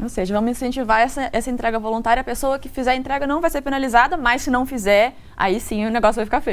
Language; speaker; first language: Portuguese; native; Portuguese